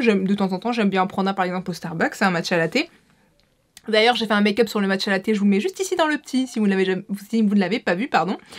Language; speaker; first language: French; native; French